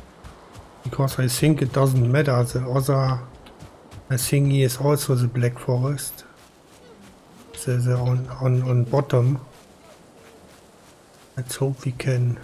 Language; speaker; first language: English; non-native, learner; German